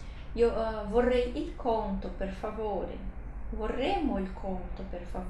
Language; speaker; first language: Italian; non-native, fluent; Portuguese